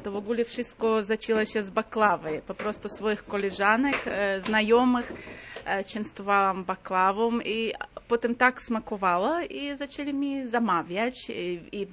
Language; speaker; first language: Polish; non-native, fluent; Crimean Tatar